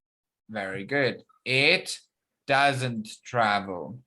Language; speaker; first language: English; non-native, fluent; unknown